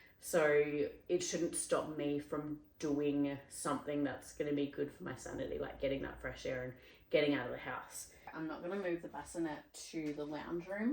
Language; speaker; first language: English; native; English